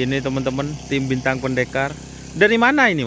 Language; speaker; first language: Indonesian; non-native, local second language; Madurese